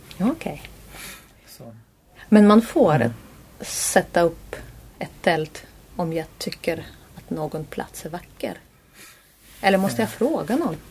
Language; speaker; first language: Swedish; non-native, learner; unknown